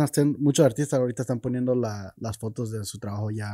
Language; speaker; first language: Spanish; early bilingual, heritage; Spanish